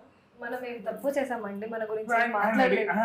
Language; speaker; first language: Telugu; non-native, fluent; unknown